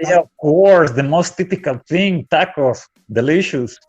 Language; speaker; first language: English; non-native, fluent; Spanish